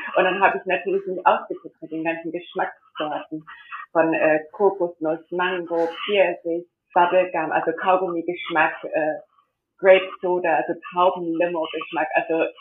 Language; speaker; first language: German; early bilingual, heritage; German